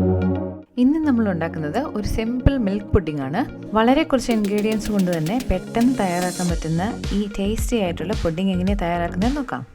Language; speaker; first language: Malayalam; native; Malayalam